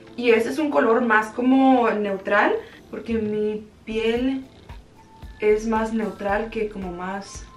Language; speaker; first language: Spanish; early bilingual, heritage; Spanish